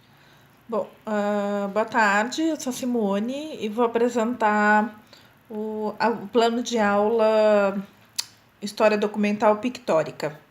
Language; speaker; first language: Portuguese; native; Portuguese